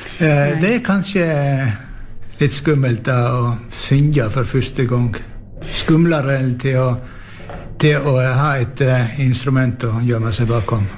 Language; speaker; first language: Norwegian; native; Norwegian